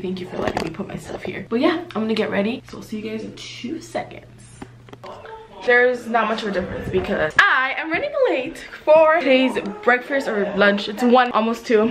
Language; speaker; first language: English; early bilingual, other home language; Spanish